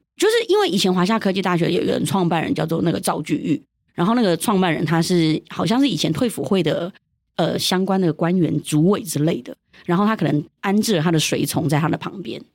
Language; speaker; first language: Chinese; early bilingual, heritage; Chinese